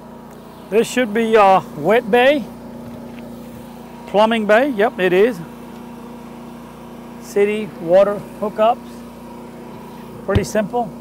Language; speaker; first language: English; non-native, fluent; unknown